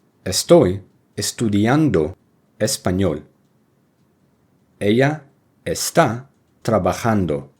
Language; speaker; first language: Spanish; non-native, fluent; English